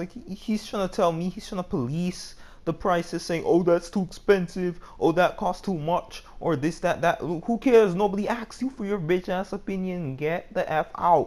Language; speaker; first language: English; native; English